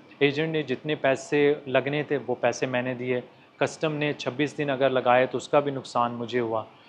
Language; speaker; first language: Urdu; non-native, local second language; Punjabi